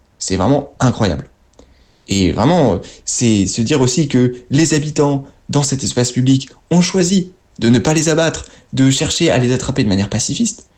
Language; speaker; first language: French; native; French